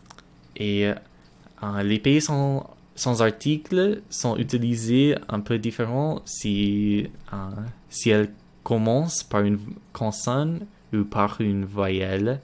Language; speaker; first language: French; non-native, learner; English